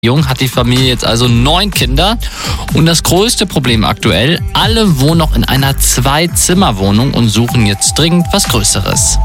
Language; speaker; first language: German; native; German